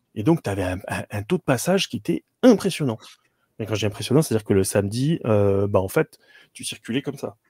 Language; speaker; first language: French; native; French